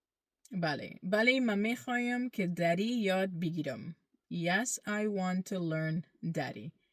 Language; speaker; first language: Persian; early bilingual, heritage; Persian